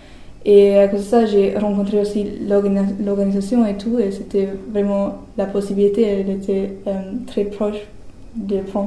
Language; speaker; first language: French; non-native, learner; German